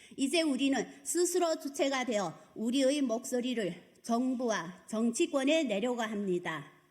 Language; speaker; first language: Korean; non-native, fluent; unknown